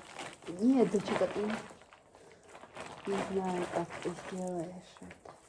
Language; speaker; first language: Russian; non-native, fluent; Georgian